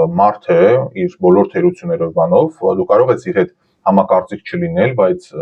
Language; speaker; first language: Armenian; early bilingual, heritage; Armenian